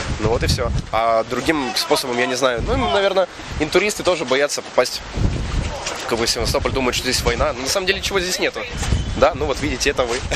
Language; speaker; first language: Russian; native; Russian